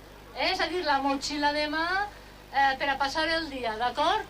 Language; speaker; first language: Catalan; native; Catalan